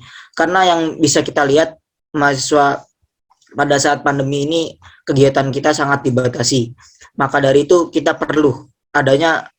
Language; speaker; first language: Indonesian; native; Indonesian